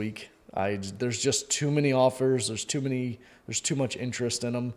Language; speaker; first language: English; native; English